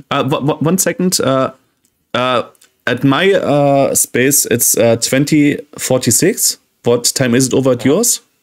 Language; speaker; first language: English; non-native, fluent; German